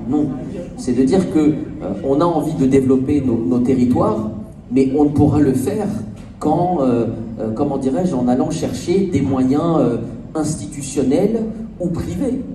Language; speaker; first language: French; native; French